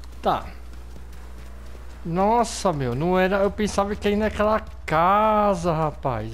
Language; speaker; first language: Portuguese; native; Portuguese